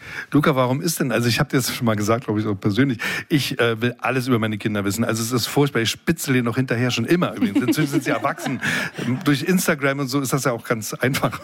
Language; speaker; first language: German; native; German